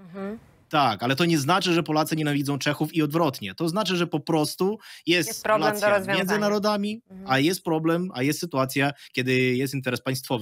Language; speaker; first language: Polish; non-native, fluent; Ukrainian